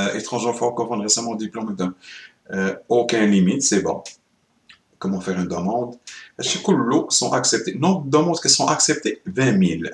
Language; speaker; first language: French; non-native, local second language; Arabic